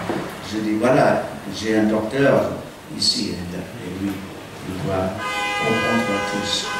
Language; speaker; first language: French; non-native, fluent; English